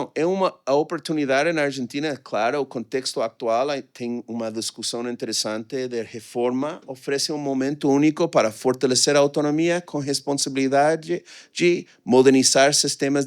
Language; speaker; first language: Portuguese; non-native, fluent; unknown